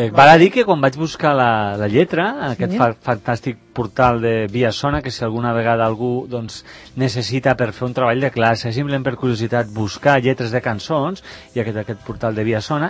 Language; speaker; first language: Catalan; native; Catalan